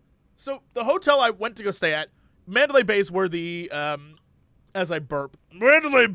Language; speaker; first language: English; native; English